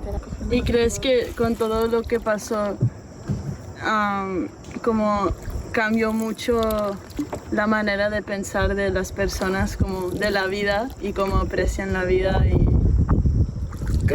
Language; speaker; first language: Spanish; non-native, fluent; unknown